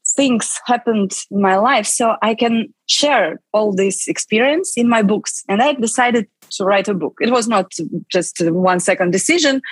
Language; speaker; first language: English; non-native, fluent; Russian